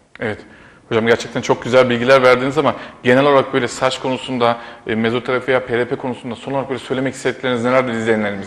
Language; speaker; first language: Turkish; native; Turkish